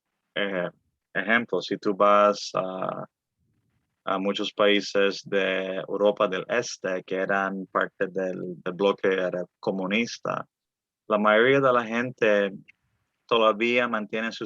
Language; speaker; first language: Spanish; early bilingual, other home language; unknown